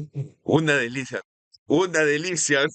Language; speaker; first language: Spanish; native; Spanish